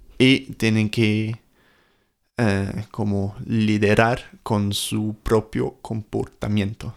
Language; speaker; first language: Spanish; non-native, fluent; English